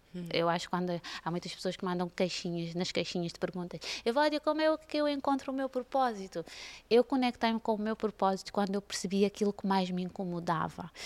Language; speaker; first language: Portuguese; non-native, local second language; Kabuverdianu